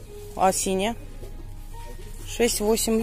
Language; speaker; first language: Russian; native; Russian